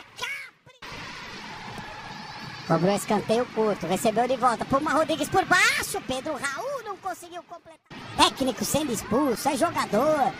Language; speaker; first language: Portuguese; native; Portuguese